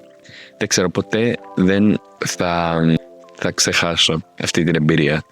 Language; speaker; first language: Greek; non-native, fluent; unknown